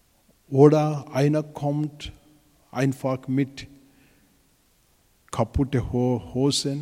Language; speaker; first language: German; non-native, fluent; Telugu